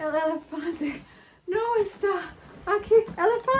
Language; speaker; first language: Spanish; non-native, fluent; English